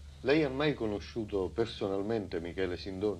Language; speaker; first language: Italian; native; Italian